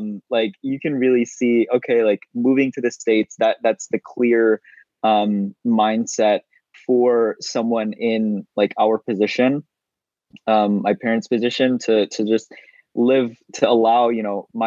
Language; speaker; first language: English; native; English